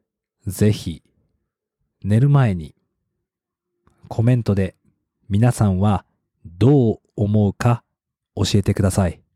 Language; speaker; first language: Japanese; non-native, fluent; English